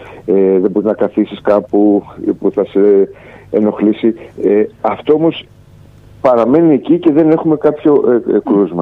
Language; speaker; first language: Greek; native; Greek